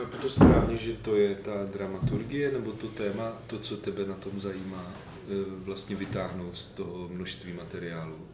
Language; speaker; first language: Czech; native; Czech